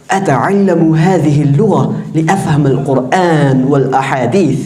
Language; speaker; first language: Arabic; non-native, learner; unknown